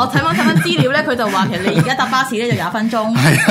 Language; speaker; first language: Cantonese; native; Cantonese